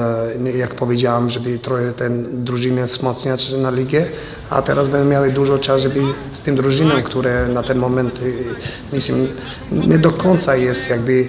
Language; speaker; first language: Polish; non-native, fluent; Albanian